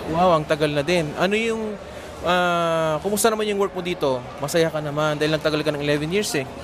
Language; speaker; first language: Filipino; native; Filipino